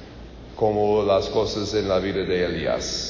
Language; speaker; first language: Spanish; non-native, learner; English